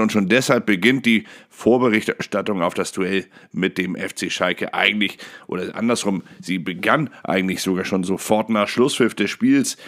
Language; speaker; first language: German; native; German